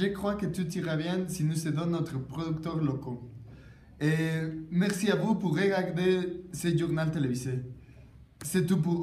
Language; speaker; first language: French; non-native, learner; Spanish